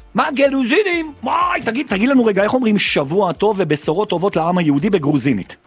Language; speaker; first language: Hebrew; native; Hebrew